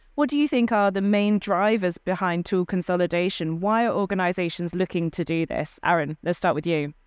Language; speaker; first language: English; native; English